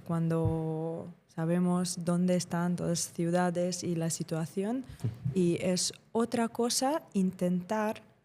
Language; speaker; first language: Spanish; non-native, fluent; Ukrainian